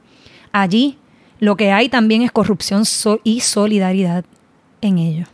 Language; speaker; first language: Spanish; native; Spanish